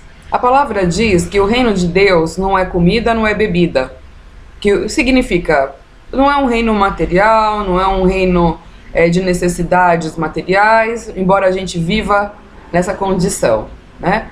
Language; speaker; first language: Portuguese; native; Portuguese